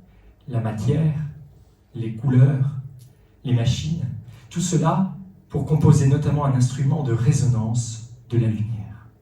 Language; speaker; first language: French; native; French